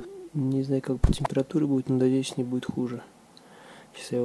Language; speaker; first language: Russian; native; Russian